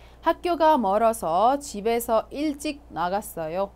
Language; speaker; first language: Korean; non-native, fluent; Arabic